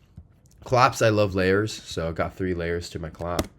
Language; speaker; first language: English; native; English